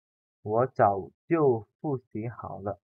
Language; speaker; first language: Chinese; non-native, fluent; Indonesian